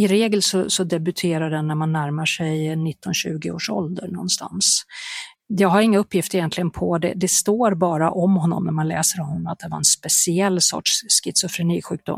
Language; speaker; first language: Swedish; native; Swedish